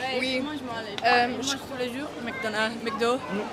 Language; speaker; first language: French; non-native, fluent; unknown